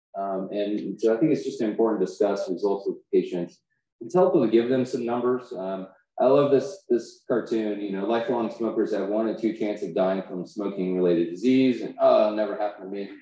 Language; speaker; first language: English; native; English